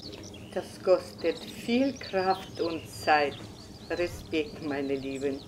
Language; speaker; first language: German; non-native, fluent; Russian